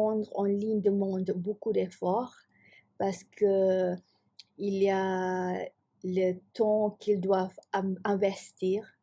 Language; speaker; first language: French; non-native, fluent; Malay